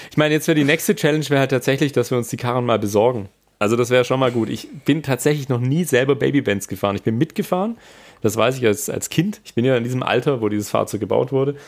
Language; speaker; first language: German; native; German